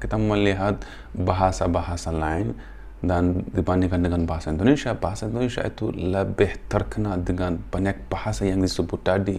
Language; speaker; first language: Indonesian; non-native, fluent; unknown